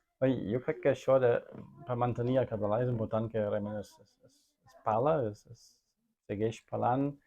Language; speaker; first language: Catalan; non-native, fluent; German